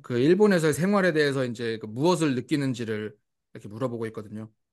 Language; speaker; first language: Korean; native; Korean